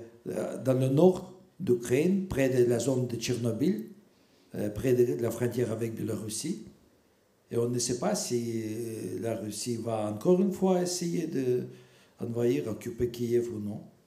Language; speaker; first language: French; non-native, fluent; Russian